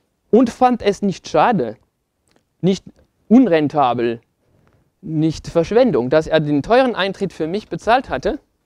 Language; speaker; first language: German; non-native, fluent; French